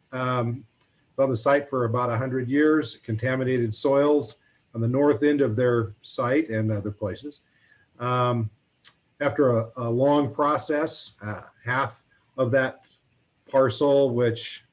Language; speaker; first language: English; native; English